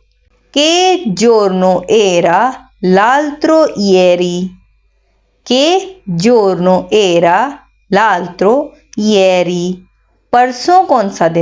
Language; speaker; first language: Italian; non-native, fluent; Urdu